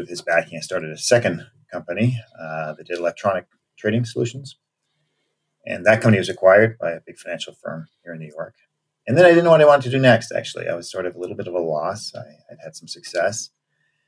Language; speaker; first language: English; native; English